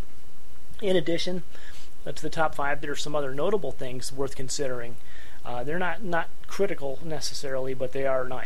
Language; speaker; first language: English; native; English